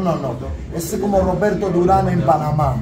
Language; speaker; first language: Italian; non-native, learner; Spanish